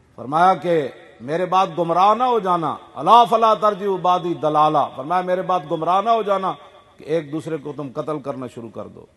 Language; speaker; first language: Urdu; non-native, local second language; Punjabi